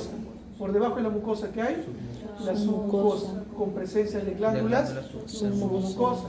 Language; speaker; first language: Spanish; native; Spanish